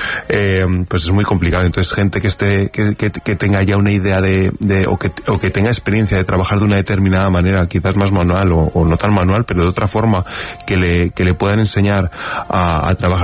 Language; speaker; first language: Spanish; native; Spanish